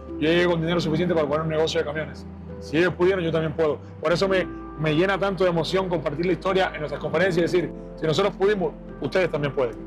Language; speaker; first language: Spanish; native; Spanish